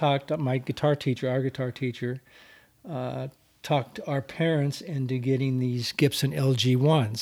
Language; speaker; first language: English; native; English